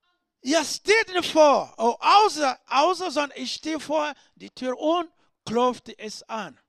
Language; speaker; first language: German; non-native, learner; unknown